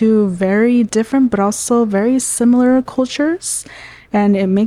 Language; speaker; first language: English; early bilingual, other home language; Spanish